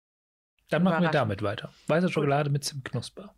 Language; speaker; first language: German; native; German